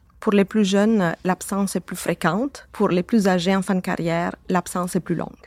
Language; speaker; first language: French; native; French